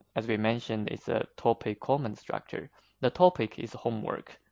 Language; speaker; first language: English; non-native, fluent; Chinese